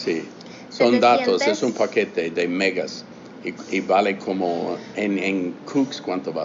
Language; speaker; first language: Spanish; non-native, fluent; English